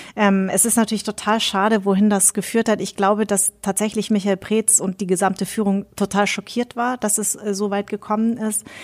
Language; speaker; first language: German; early bilingual, other home language; Vietnamese